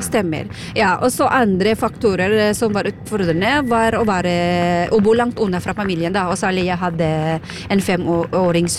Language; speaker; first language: Norwegian; non-native, fluent; Filipino